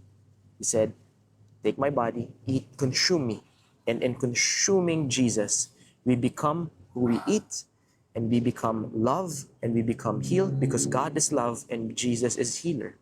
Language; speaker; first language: English; non-native, local second language; Filipino